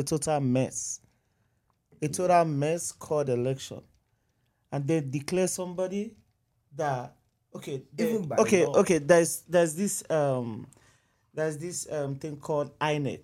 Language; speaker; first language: English; non-native, local second language; Igbo